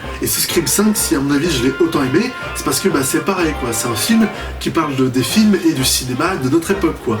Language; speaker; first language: French; native; French